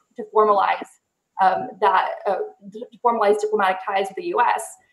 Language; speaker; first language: English; native; English